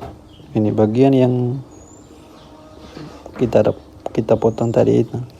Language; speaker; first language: Indonesian; native; Indonesian